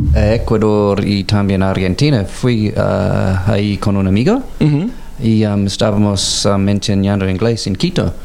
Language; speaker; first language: Spanish; non-native, learner; English